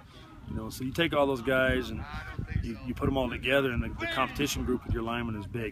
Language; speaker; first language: English; native; English